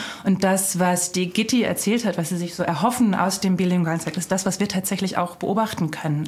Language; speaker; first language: German; native; German